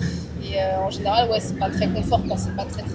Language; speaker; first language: French; native; French